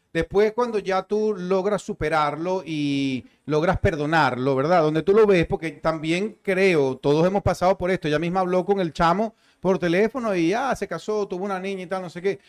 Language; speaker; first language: Spanish; native; Spanish